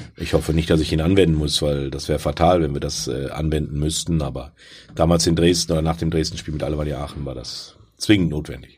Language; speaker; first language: German; native; German